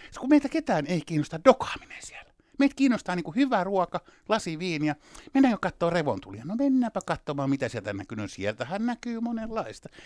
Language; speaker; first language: Finnish; native; Finnish